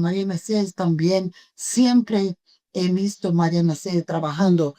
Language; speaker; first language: Spanish; non-native, fluent; Portuguese